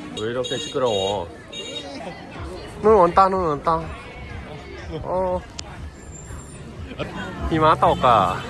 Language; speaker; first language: Korean; non-native, learner; Thai